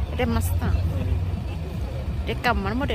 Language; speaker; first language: Swedish; non-native, learner; Thai